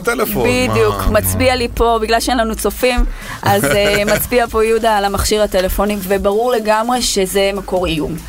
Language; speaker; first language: Hebrew; native; Hebrew